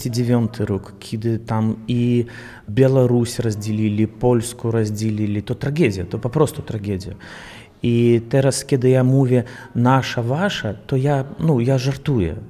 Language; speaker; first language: Polish; non-native, learner; Belarusian